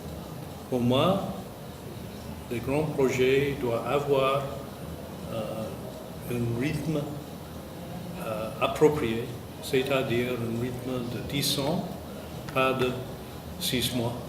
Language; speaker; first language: French; non-native, fluent; English